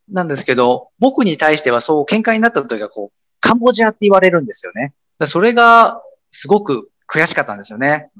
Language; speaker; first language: Japanese; early bilingual, other home language; Khmer